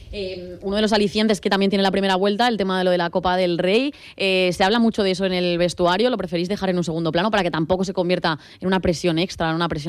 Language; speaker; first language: Spanish; native; Spanish